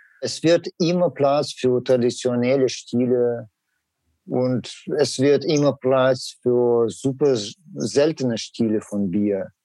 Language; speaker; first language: German; non-native, learner; Russian